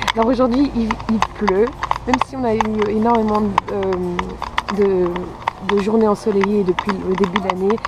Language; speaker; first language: French; native; French